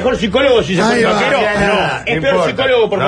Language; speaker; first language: Spanish; native; Spanish